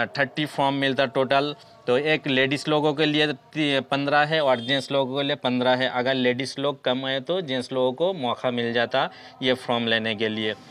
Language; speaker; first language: Hindi; non-native, local second language; Bangla